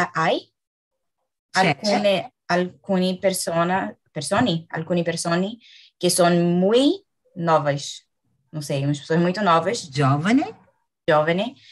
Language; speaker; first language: Italian; non-native, learner; Portuguese